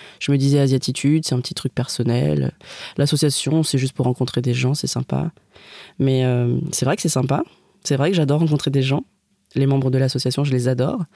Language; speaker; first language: French; native; French